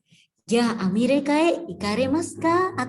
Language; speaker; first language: Japanese; non-native, fluent; Indonesian